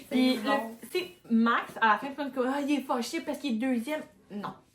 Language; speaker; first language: French; native; French